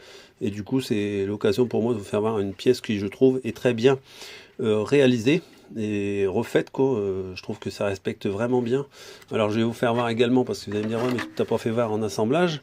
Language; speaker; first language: French; native; French